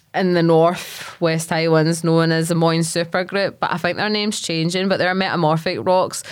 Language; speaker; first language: English; native; English